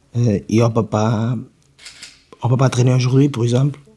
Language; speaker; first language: French; non-native, learner; Portuguese